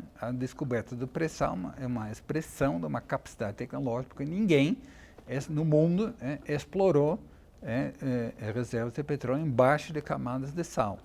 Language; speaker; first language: Portuguese; non-native, fluent; Dutch